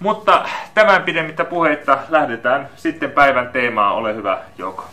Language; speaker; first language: Finnish; native; Finnish